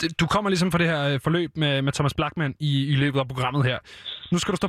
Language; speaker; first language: Danish; native; Danish